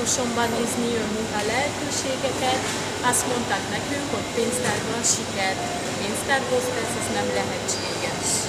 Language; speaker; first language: Hungarian; non-native, learner; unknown